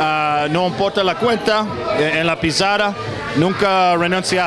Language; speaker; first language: Spanish; non-native, learner; English